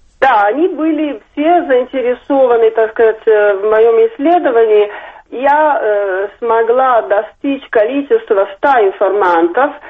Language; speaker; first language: Russian; non-native, fluent; Italian